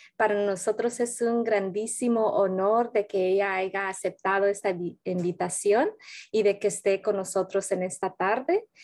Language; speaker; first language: Spanish; early bilingual, heritage; Spanish